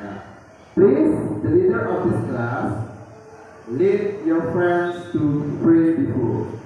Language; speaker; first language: English; non-native, local second language; Indonesian